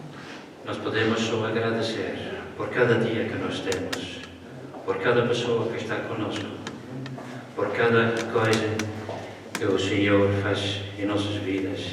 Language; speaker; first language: Portuguese; non-native, learner; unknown